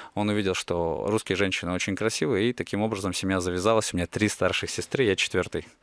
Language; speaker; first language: Russian; native; Russian